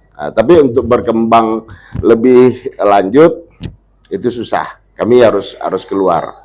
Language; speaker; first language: Indonesian; non-native, local second language; Minangkabau